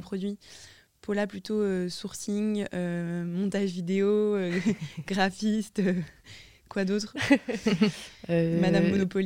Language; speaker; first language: French; native; French